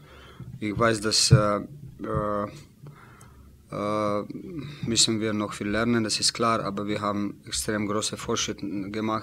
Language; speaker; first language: German; non-native, learner; Slovenian